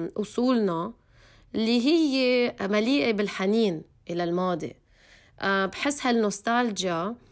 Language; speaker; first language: Arabic; non-native, local second language; Armenian